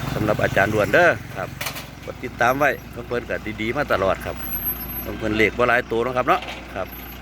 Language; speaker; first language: Thai; native; Thai